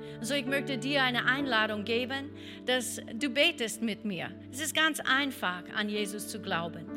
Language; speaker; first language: German; non-native, fluent; English